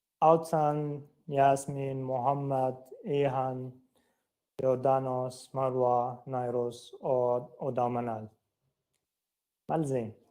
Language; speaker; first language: German; non-native, fluent; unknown